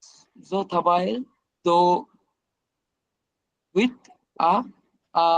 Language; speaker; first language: French; non-native, learner; Bangla